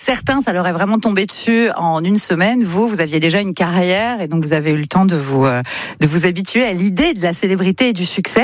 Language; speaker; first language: French; native; French